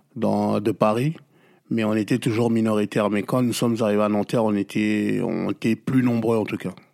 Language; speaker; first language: French; non-native, local second language; Lingala